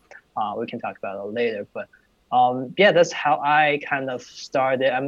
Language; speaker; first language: English; non-native, fluent; Chinese